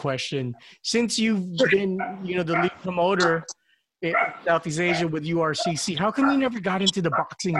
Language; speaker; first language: English; non-native, local second language; Filipino